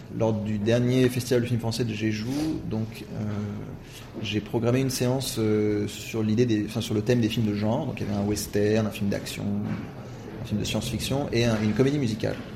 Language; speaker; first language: French; native; French